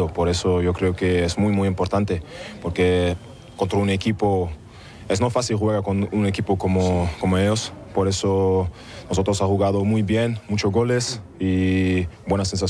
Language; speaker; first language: Spanish; non-native, fluent; German